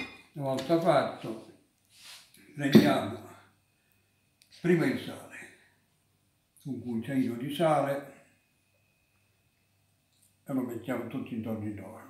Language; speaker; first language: Italian; native; Italian